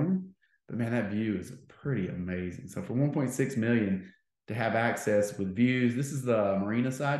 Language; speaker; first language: English; native; English